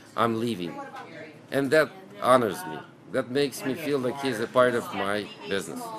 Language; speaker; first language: English; non-native, fluent; Ukrainian